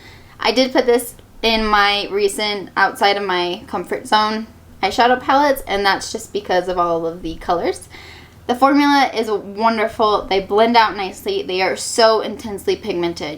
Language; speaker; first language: English; native; English